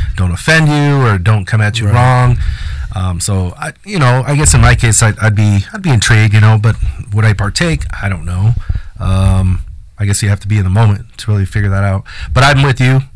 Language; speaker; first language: English; early bilingual, other home language; Spanish